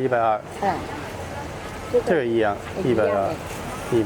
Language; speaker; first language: Chinese; non-native, learner; Japanese